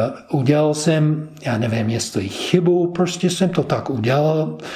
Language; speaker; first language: Czech; non-native, fluent; English